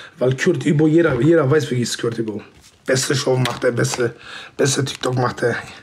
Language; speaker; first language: German; non-native, fluent; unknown